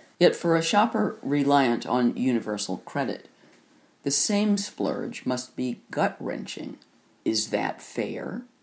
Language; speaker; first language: English; native; English